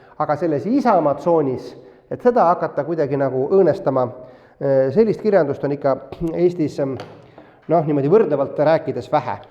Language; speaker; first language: Estonian; native; Estonian